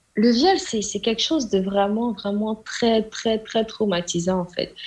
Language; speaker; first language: French; non-native, local second language; Wolof